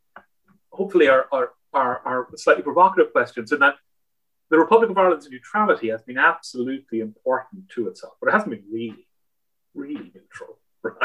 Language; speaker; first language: English; native; English